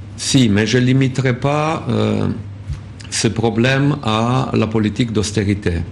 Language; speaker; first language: French; non-native, fluent; Romanian